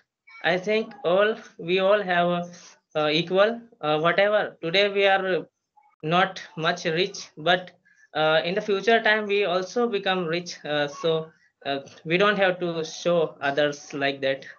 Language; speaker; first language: English; non-native, learner; Hindi